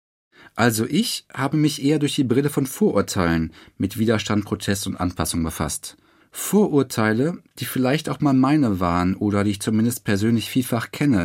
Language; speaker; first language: German; native; German